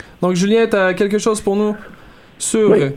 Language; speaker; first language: French; native; French